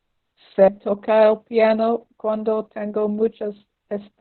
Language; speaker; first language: Spanish; non-native, learner; English